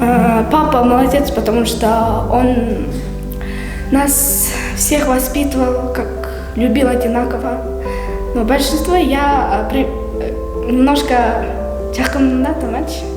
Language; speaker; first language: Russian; non-native, local second language; Kyrgyz